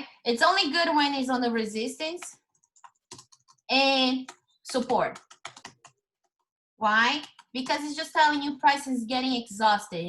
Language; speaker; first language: English; non-native, fluent; Portuguese